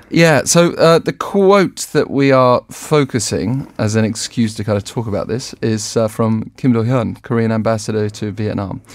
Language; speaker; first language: English; native; English